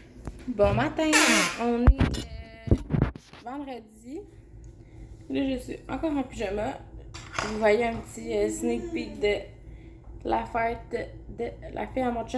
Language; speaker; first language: French; native; French